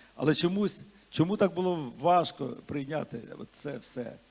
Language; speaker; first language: Ukrainian; non-native, local second language; Russian